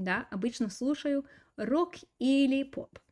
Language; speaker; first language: Russian; non-native, fluent; English